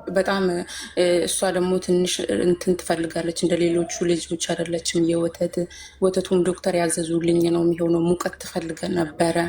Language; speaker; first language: Amharic; native; Amharic